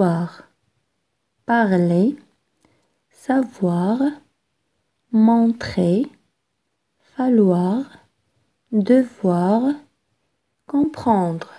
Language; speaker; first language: French; non-native, local second language; Arabic